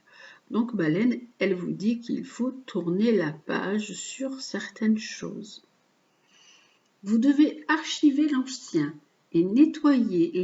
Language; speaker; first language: French; native; French